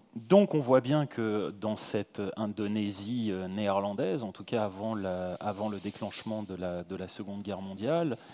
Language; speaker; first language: French; native; French